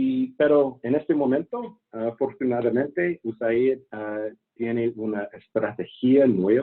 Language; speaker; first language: Spanish; non-native, fluent; English